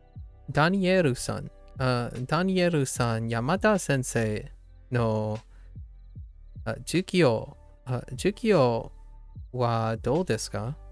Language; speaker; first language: Japanese; non-native, learner; English